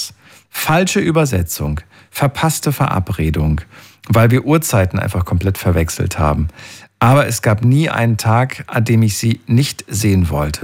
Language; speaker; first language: German; native; German